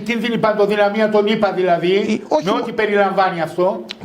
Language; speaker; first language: Greek; native; Greek